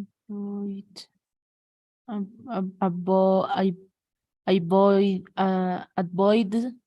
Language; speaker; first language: English; non-native, learner; Spanish